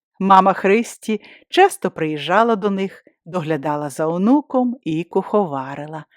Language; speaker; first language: Ukrainian; native; Ukrainian